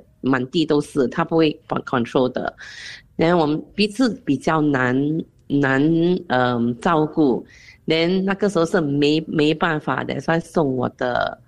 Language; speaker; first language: Chinese; non-native, local second language; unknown